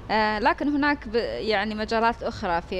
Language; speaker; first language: Arabic; native; Arabic